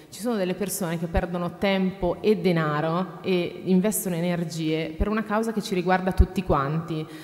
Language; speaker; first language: Italian; native; Italian